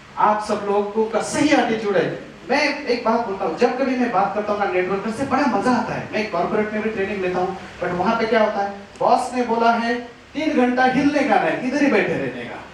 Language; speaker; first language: Hindi; non-native, local second language; Marathi